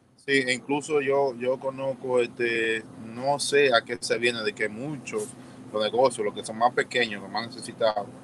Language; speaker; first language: Spanish; early bilingual, heritage; Spanish